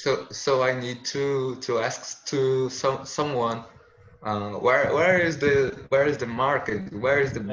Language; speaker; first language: English; non-native, learner; Portuguese